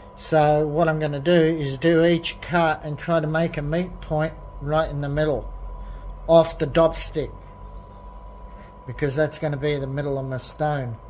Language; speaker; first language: English; native; English